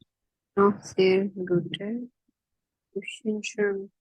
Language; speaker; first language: German; non-native, learner; Urdu